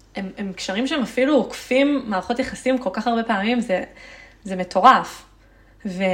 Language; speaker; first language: Hebrew; early bilingual, other home language; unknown